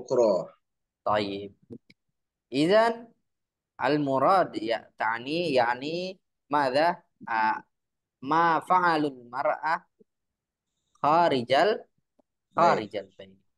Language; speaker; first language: Arabic; non-native, fluent; Indonesian